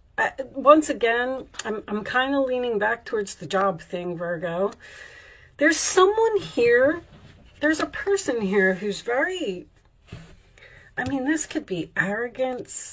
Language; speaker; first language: English; native; English